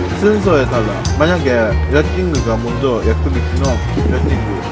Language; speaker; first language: Korean; non-native, fluent; Japanese